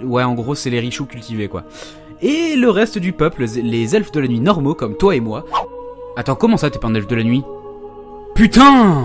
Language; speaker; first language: French; native; French